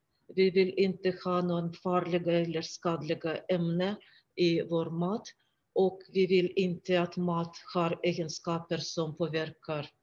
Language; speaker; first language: Swedish; non-native, fluent; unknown